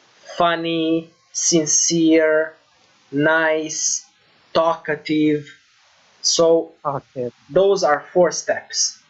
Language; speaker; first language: English; non-native, fluent; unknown